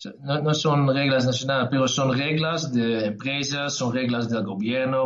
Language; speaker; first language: Spanish; non-native, learner; Dutch